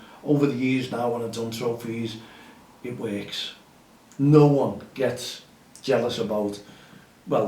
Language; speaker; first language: English; native; English